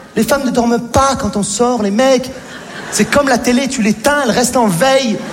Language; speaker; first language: French; native; French